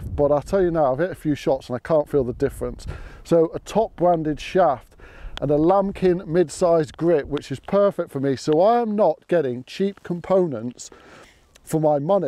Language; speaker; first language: English; native; English